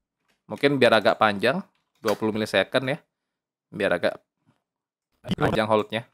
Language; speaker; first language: Indonesian; native; Indonesian